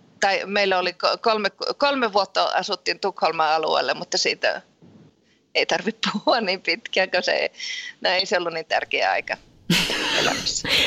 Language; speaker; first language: Finnish; early bilingual, heritage; Finnish